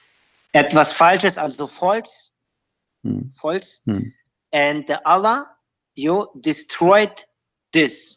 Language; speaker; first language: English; non-native, learner; German